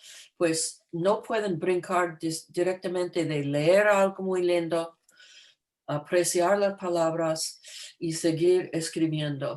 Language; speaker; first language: Spanish; non-native, fluent; English